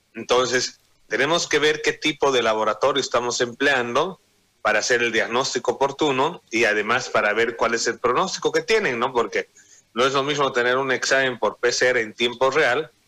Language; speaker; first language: Spanish; native; Spanish